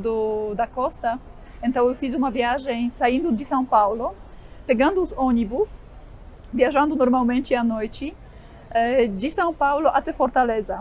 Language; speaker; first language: Portuguese; non-native, fluent; Polish